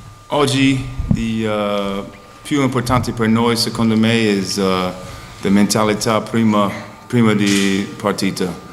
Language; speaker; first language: Italian; non-native, learner; English